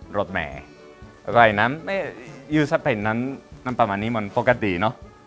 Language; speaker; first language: Thai; non-native, learner; Spanish